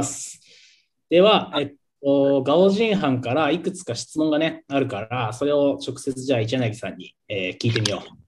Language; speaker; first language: Japanese; native; Japanese